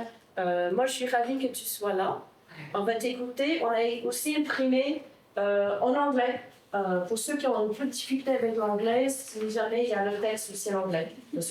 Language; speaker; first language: French; non-native, fluent; English